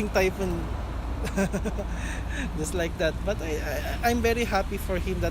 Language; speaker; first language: English; non-native, learner; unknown